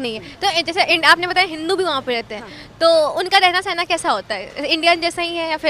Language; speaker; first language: Hindi; native; Hindi